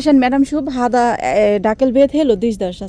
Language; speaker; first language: Arabic; non-native, learner; Bangla